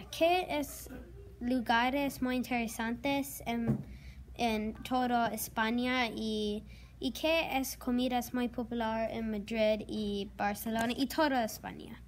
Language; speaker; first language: Spanish; non-native, learner; English